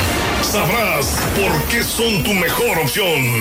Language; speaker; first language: Spanish; native; Spanish